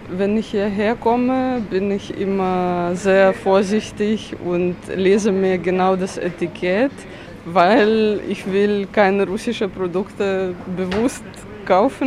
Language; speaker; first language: German; non-native, fluent; Russian